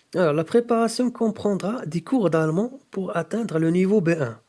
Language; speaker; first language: French; non-native, local second language; Arabic